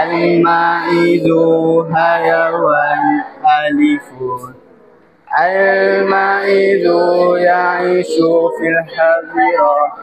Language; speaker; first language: Arabic; non-native, learner; Malay